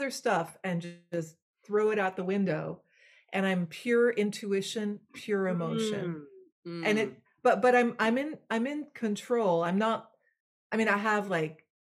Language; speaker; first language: English; non-native, fluent; French